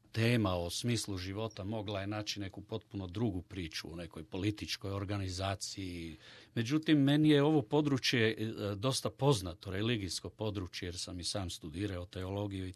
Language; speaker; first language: Croatian; native; Croatian